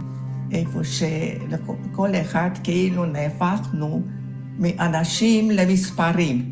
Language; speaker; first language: Hebrew; non-native, fluent; Hungarian